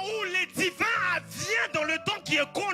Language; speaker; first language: French; native; French